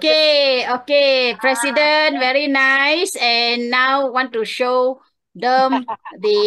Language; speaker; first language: English; non-native, local second language; Chinese